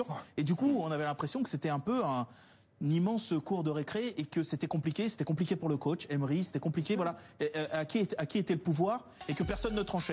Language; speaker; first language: French; native; French